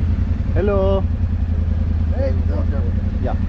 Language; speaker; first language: English; non-native, learner; Italian